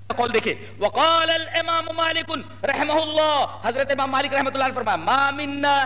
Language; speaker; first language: Urdu; native; Urdu